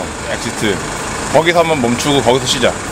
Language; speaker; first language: Korean; native; Korean